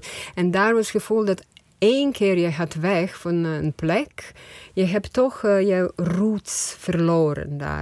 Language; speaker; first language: Dutch; non-native, fluent; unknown